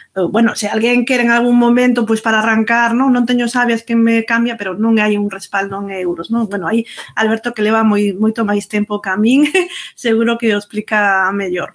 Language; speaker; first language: Galician; non-native, local second language; Spanish